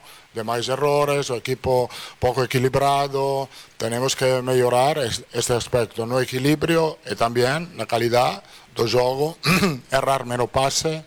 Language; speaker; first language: Portuguese; non-native, fluent; Italian